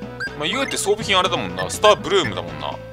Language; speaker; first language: Japanese; native; Japanese